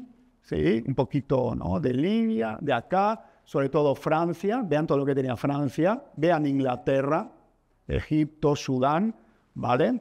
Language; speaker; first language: Spanish; native; Spanish